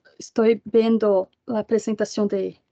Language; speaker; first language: Spanish; non-native, learner; Portuguese